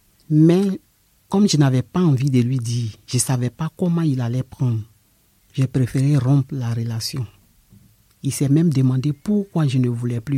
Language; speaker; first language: French; non-native, local second language; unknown